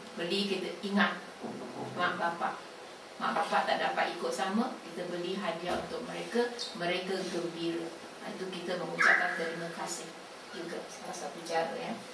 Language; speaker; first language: Malay; non-native, local second language; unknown